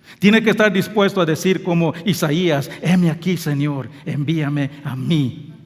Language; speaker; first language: Spanish; non-native, local second language; English